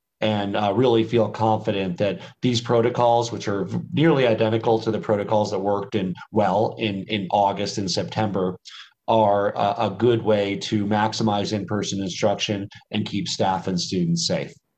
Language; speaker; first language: English; native; English